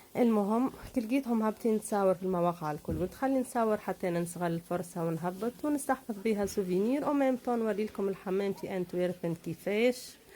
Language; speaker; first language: Arabic; native; Arabic